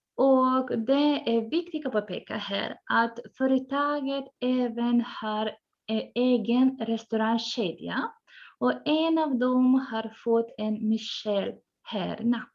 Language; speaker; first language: Swedish; non-native, fluent; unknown